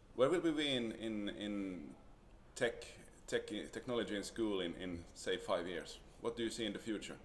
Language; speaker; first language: English; non-native, fluent; Swedish